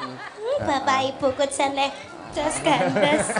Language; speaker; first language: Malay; non-native, local second language; Javanese